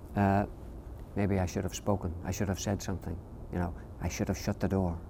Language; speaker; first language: English; native; English